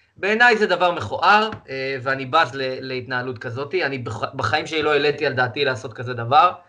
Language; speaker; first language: Hebrew; native; Hebrew